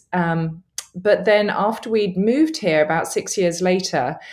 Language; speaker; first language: English; native; English